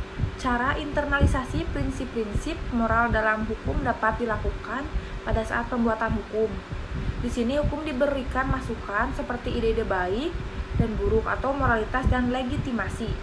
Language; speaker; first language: Indonesian; native; Indonesian